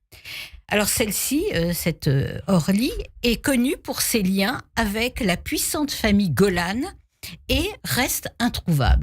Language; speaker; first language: French; native; French